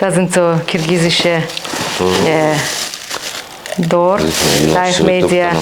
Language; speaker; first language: German; non-native, fluent; Kyrgyz